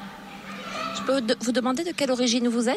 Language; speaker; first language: French; native; French